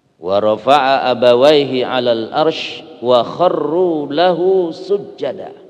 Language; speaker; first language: Indonesian; non-native, local second language; Sasak